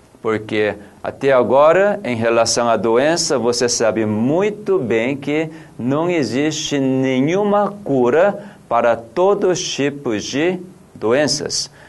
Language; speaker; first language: Portuguese; non-native, fluent; Korean